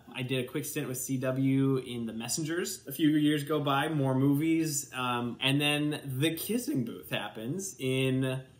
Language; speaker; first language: English; native; English